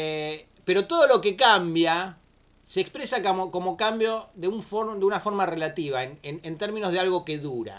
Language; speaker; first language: Spanish; native; Spanish